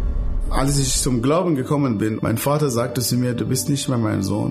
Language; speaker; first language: German; non-native, fluent; Arabic